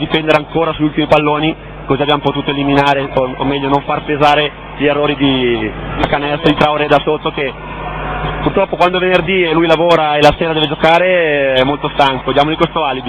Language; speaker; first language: Italian; native; Italian